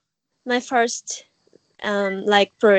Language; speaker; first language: English; non-native, learner; Japanese